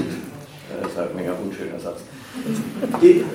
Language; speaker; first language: German; native; German